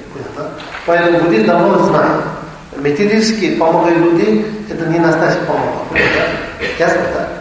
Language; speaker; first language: Russian; non-native, learner; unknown